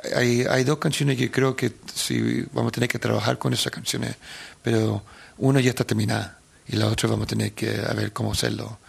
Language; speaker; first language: Spanish; early bilingual, heritage; Spanish